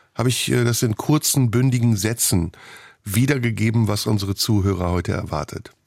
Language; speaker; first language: German; early bilingual, other home language; Turkish